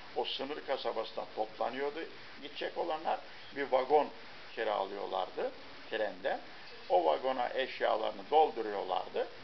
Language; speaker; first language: Turkish; native; Turkish